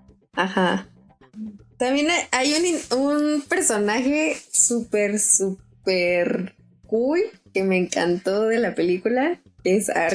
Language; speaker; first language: Spanish; native; Spanish